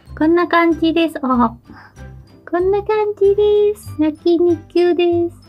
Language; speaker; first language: Japanese; non-native, fluent; Chinese